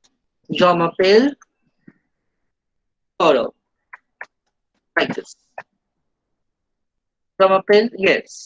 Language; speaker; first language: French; non-native, fluent; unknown